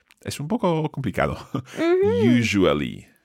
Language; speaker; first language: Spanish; non-native, fluent; English